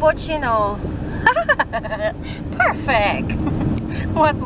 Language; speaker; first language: English; non-native, local second language; Cebuano